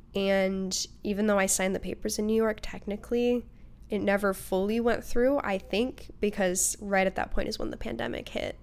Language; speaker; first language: English; native; English